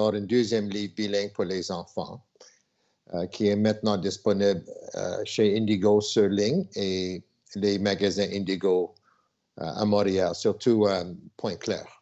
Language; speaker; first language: French; non-native, local second language; English